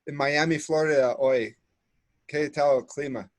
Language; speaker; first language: Spanish; non-native, fluent; English